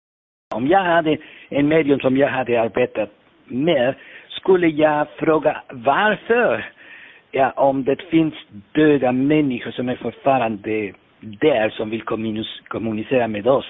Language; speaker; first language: Swedish; non-native, fluent; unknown